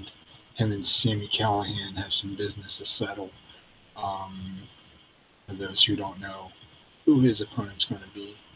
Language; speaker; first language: English; native; English